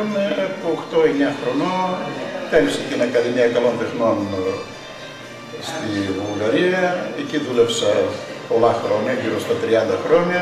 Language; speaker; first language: Greek; non-native, fluent; Bulgarian